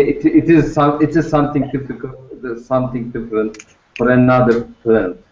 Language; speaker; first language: English; non-native, learner; Turkish